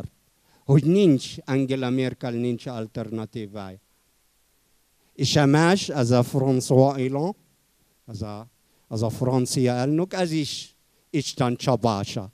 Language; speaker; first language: Hungarian; non-native, fluent; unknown